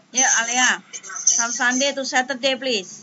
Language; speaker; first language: English; non-native, fluent; Indonesian